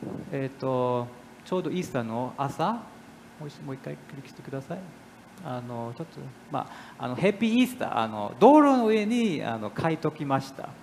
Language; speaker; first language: Japanese; non-native, fluent; German